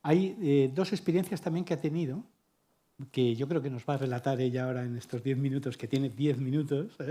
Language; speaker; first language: Spanish; native; Spanish